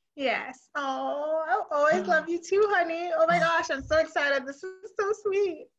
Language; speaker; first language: English; non-native, local second language; Shona